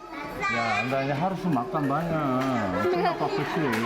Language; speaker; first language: Indonesian; non-native, fluent; Korean